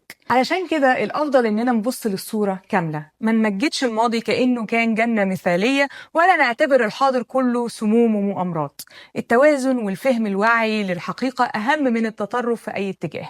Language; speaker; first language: Arabic; native; Arabic